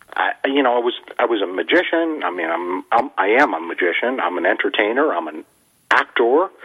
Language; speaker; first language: English; native; English